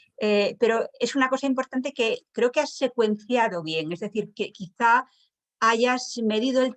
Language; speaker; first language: Spanish; native; Spanish